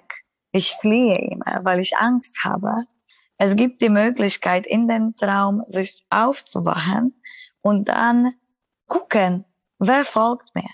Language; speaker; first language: German; non-native, fluent; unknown